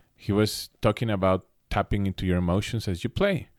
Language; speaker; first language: English; non-native, fluent; Spanish